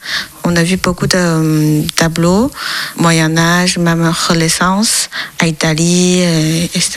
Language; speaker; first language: French; non-native, learner; Chinese